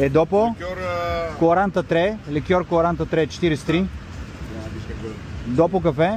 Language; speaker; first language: Italian; non-native, learner; Bulgarian